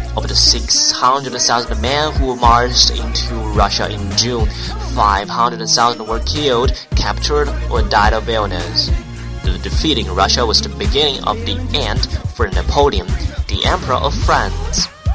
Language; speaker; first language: English; non-native, fluent; Chinese